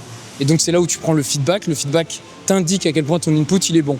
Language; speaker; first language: French; native; French